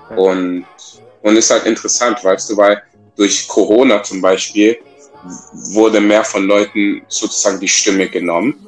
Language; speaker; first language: German; native; German